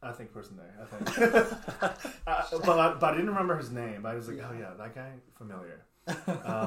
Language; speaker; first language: English; early bilingual, other home language; Chinese